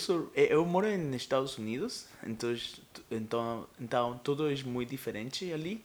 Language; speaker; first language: Portuguese; non-native, fluent; Spanish